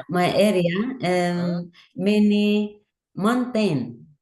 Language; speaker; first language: English; non-native, learner; Indonesian